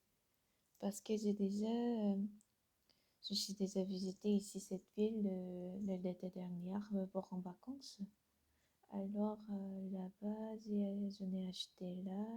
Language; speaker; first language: French; non-native, learner; Korean